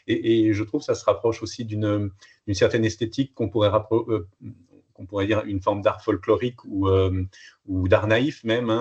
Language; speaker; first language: French; native; French